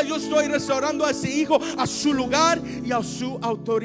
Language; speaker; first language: Spanish; early bilingual, heritage; Spanish